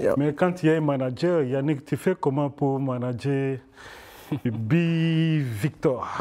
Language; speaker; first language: French; non-native, local second language; Swahili